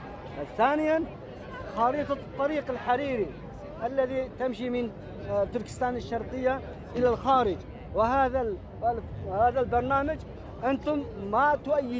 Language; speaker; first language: Arabic; non-native, learner; Uyghur